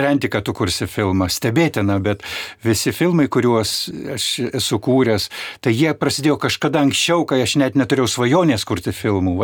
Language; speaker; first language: Lithuanian; native; Lithuanian